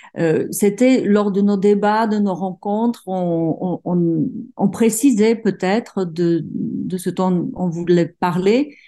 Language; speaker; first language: French; non-native, fluent; Czech